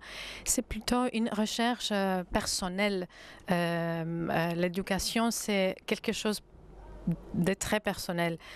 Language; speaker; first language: French; non-native, fluent; Greek